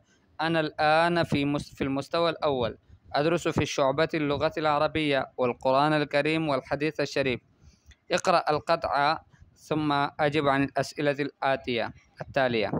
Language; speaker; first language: Arabic; non-native, fluent; Urdu